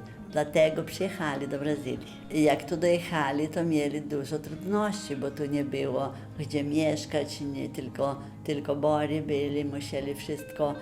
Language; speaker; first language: Polish; early bilingual, heritage; Polish